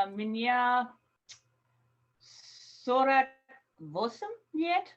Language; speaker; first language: Russian; non-native, learner; English